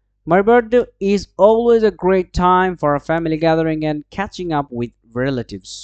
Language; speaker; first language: English; non-native, local second language; Bangla